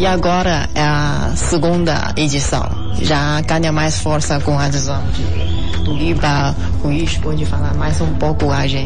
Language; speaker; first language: Portuguese; non-native, fluent; Chinese